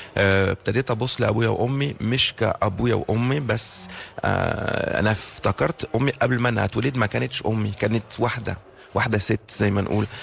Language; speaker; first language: Arabic; early bilingual, heritage; Arabic